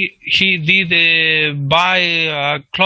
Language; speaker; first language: English; non-native, learner; Spanish